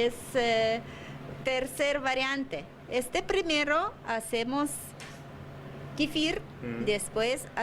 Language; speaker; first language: Spanish; non-native, learner; Russian